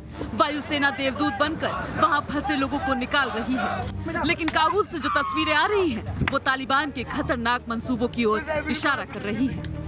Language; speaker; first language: Hindi; native; Hindi